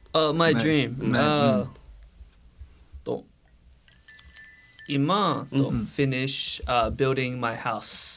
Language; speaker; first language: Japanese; non-native, learner; English